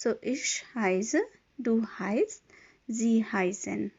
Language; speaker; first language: German; non-native, fluent; Hindi